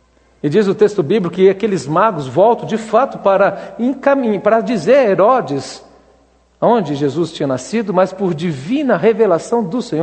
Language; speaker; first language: Portuguese; native; Portuguese